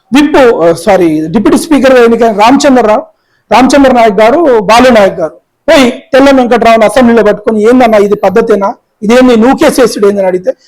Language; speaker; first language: Telugu; non-native, local second language; Lambadi